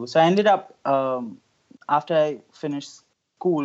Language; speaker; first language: English; non-native, local second language; Hindi